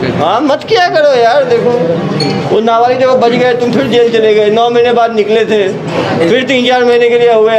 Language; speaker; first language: Hindi; native; Hindi